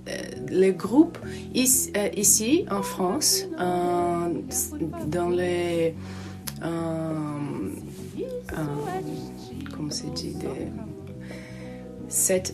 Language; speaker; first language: French; non-native, learner; Portuguese